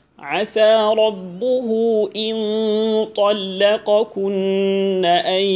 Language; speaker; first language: Arabic; non-native, fluent; Hausa